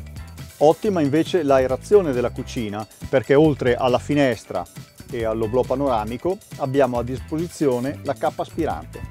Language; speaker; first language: Italian; native; Italian